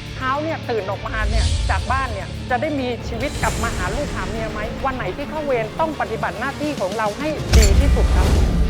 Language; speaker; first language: Thai; native; Thai